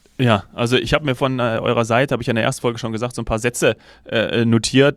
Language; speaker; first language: German; native; German